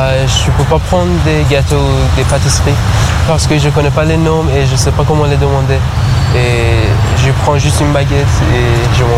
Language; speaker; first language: French; non-native, learner; Persian